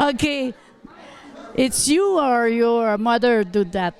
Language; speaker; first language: English; non-native, local second language; French